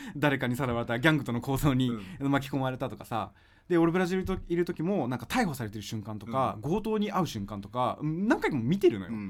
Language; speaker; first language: Japanese; early bilingual, other home language; Portuguese